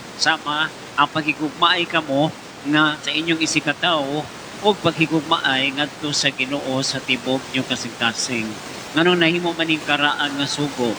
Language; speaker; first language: Cebuano; native; Cebuano